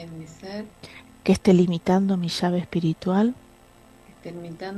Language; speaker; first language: Spanish; native; Spanish